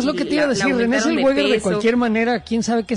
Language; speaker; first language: Spanish; native; Spanish